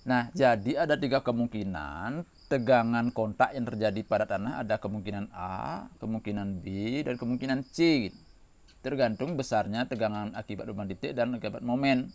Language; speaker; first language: Indonesian; native; Indonesian